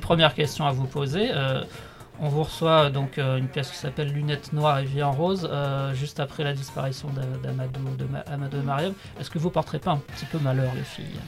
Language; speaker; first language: French; native; French